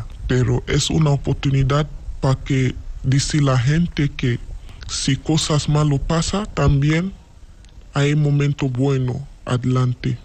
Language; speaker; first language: Spanish; non-native, learner; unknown